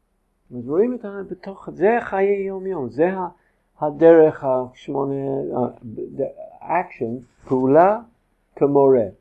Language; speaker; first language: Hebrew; non-native, fluent; English